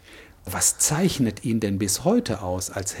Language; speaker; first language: German; native; German